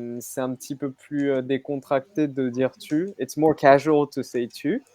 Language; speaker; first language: French; native; French